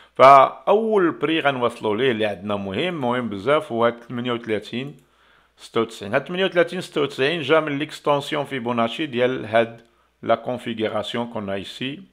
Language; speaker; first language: French; non-native, local second language; Arabic